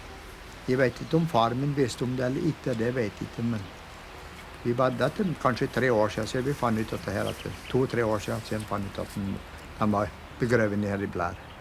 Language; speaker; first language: Norwegian; early bilingual, heritage; English